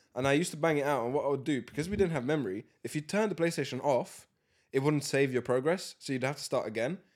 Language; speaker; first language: English; early bilingual, other home language; Latvian